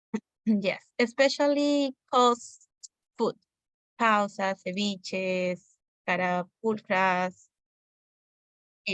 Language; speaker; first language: English; non-native, learner; Spanish